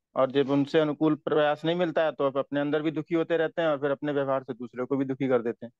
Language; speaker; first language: Hindi; native; Hindi